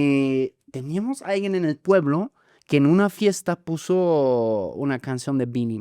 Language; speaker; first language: Spanish; non-native, fluent; German